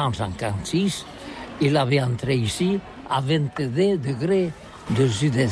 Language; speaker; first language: French; non-native, learner; Catalan